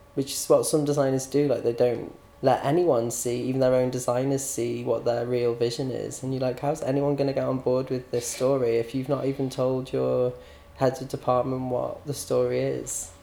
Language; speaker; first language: English; native; English